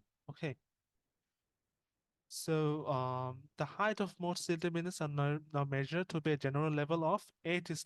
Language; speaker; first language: English; non-native, fluent; Bangla